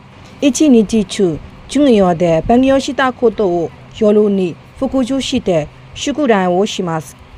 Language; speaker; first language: Japanese; non-native, learner; Burmese